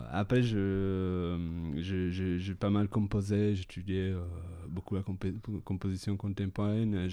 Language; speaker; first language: French; non-native, fluent; Italian